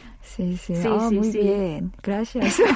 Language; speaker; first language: Spanish; non-native, learner; Korean